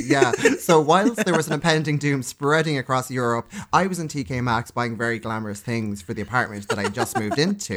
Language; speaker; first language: English; native; English